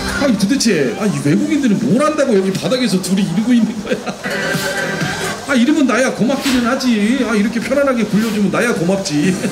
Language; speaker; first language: Korean; native; Korean